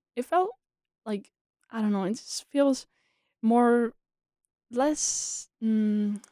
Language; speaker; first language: English; non-native, fluent; Spanish